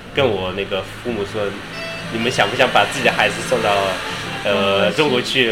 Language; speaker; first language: Chinese; early bilingual, other home language; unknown